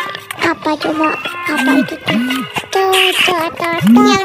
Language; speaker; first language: Indonesian; native; Indonesian